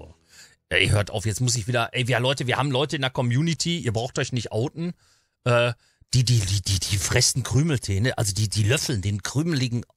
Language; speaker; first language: German; native; German